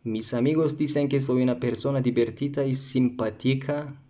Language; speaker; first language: Spanish; non-native, learner; Turkish